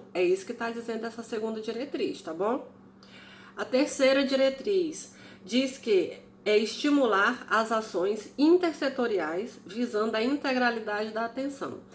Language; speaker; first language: Portuguese; native; Portuguese